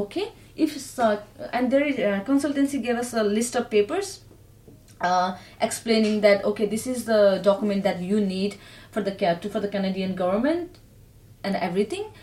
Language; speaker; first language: English; non-native, learner; Nepali